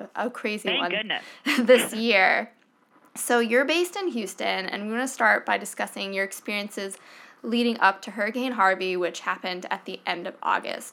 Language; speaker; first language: English; native; English